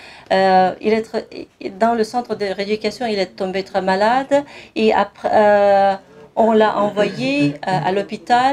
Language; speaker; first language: French; non-native, fluent; Kazakh